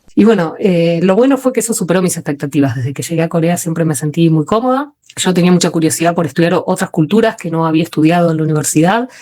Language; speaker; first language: Spanish; native; Spanish